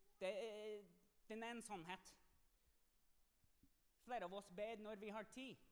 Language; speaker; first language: Norwegian; non-native, fluent; English